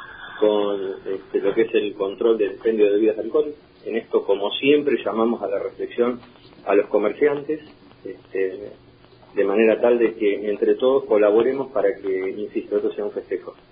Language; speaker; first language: Spanish; native; Spanish